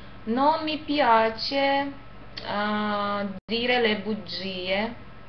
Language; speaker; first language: Italian; non-native, fluent; Russian